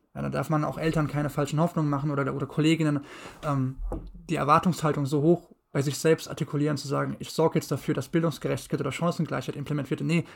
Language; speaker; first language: German; native; German